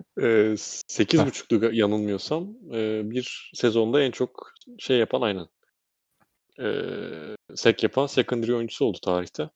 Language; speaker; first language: Turkish; native; Turkish